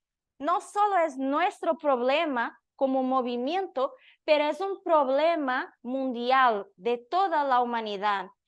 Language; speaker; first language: Spanish; non-native, learner; Portuguese